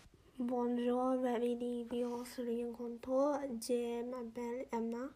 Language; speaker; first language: French; non-native, learner; English